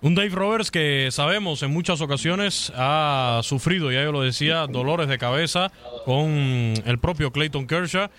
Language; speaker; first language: Spanish; native; Spanish